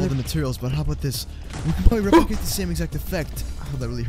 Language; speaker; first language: English; native; English